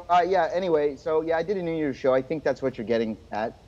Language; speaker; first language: English; native; English